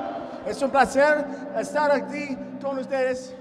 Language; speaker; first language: Spanish; non-native, learner; English